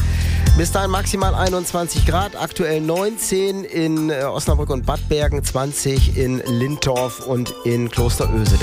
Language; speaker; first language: German; native; German